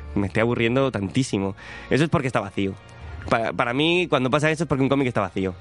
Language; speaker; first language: Spanish; native; Spanish